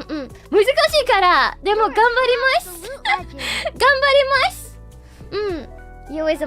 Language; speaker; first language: Japanese; non-native, learner; English